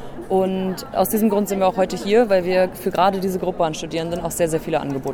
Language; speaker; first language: German; native; German